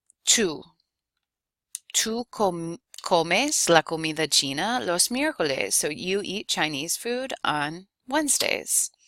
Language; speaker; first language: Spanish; non-native, fluent; English